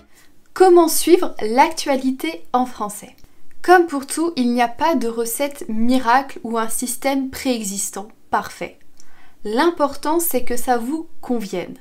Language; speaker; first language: French; native; French